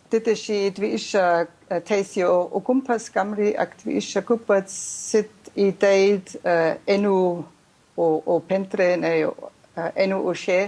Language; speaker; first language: Welsh; non-native, learner; German